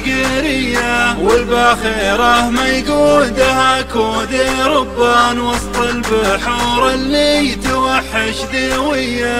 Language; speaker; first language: Arabic; native; Arabic